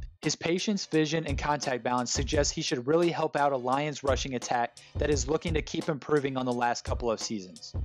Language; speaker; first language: English; native; English